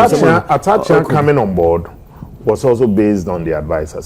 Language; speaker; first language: English; non-native, local second language; Akan